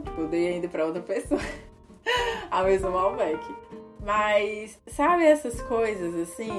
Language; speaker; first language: Portuguese; native; Portuguese